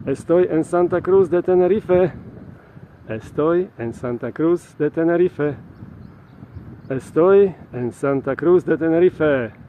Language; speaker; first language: Spanish; non-native, learner; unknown